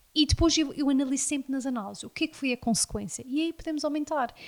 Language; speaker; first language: Portuguese; early bilingual, heritage; Portuguese